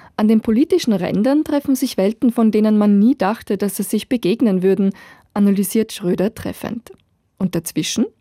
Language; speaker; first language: German; native; German